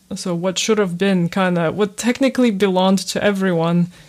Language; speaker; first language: English; early bilingual, other home language; Ukrainian